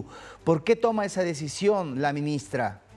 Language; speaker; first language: Spanish; native; Spanish